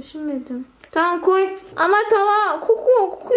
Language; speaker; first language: Turkish; non-native, learner; Indonesian